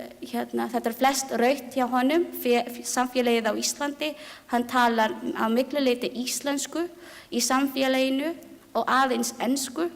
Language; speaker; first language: Icelandic; non-native, learner; Filipino